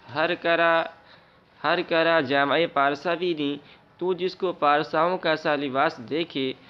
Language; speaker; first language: Urdu; native; Urdu